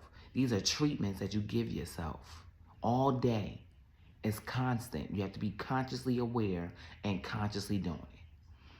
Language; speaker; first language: English; native; English